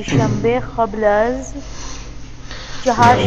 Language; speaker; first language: Persian; non-native, learner; Urdu